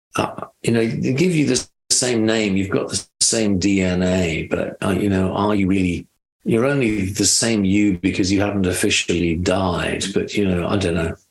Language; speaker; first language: English; native; English